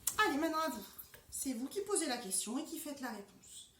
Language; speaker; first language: French; native; French